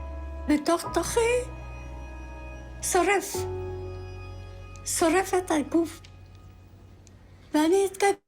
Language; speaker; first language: Hebrew; non-native, fluent; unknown